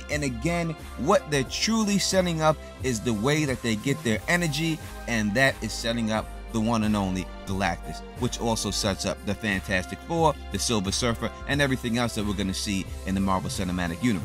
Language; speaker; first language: English; native; English